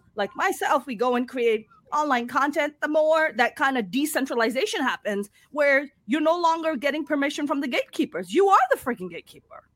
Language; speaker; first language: English; non-native, local second language; Urdu